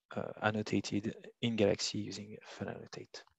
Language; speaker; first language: English; non-native, fluent; French